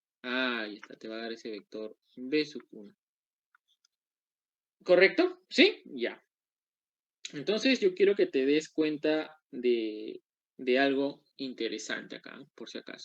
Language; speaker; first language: Spanish; native; Spanish